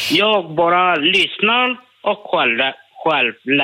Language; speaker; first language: Swedish; non-native, learner; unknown